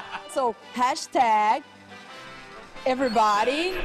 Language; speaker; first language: English; non-native, learner; Portuguese